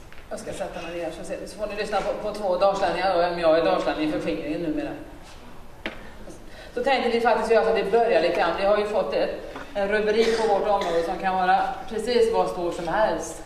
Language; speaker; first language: Swedish; native; Swedish